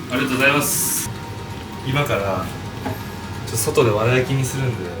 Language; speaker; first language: Japanese; native; Japanese